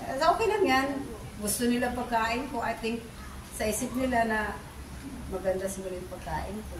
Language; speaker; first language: Filipino; non-native, local second language; Cebuano